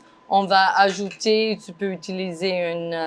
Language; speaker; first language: French; non-native, fluent; English